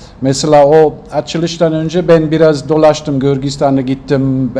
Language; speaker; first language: Turkish; non-native, learner; Russian